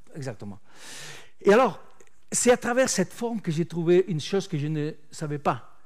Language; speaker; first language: French; non-native, fluent; Spanish